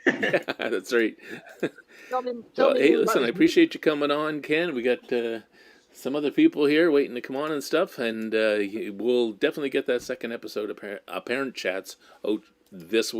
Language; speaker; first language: English; native; English